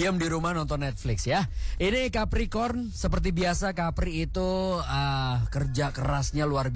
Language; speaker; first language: Indonesian; native; Indonesian